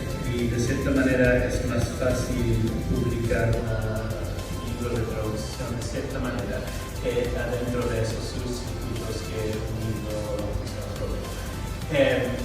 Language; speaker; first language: Spanish; non-native, fluent; English